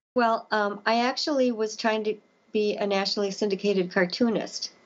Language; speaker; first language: English; native; English